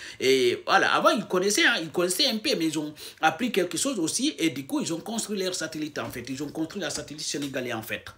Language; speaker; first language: French; non-native, local second language; Fula